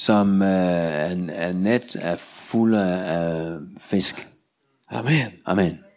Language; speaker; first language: Danish; non-native, learner; Russian